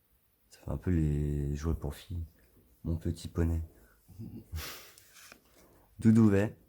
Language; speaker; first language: French; native; French